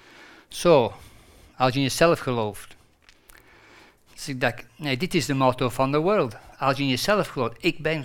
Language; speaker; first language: Dutch; non-native, fluent; English